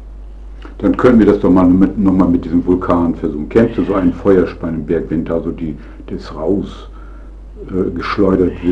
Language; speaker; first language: German; native; German